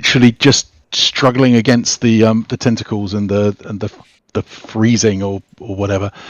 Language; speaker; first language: English; native; English